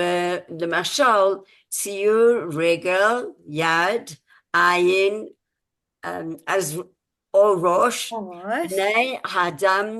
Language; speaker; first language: Hebrew; non-native, learner; English